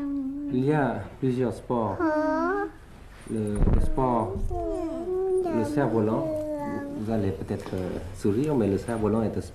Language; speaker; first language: French; early bilingual, other home language; Thai